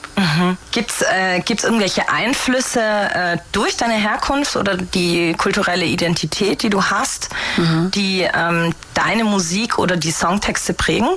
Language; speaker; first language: German; native; German